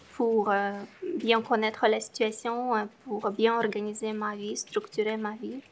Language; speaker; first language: French; non-native, fluent; Romanian